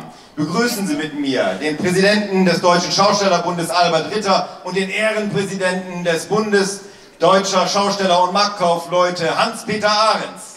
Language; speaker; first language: German; native; German